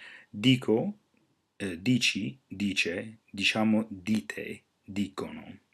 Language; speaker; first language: Italian; non-native, fluent; English